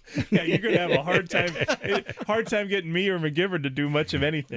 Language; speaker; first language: English; native; English